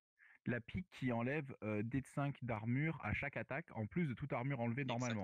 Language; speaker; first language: French; native; French